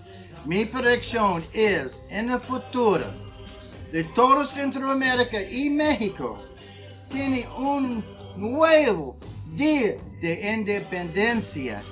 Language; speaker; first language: Spanish; non-native, learner; English